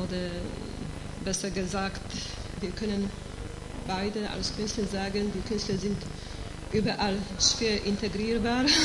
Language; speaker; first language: German; non-native, fluent; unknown